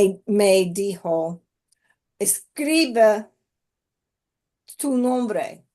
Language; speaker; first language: Spanish; non-native, learner; English